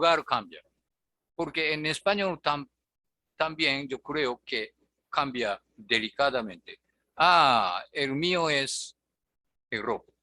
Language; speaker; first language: Spanish; non-native, fluent; Japanese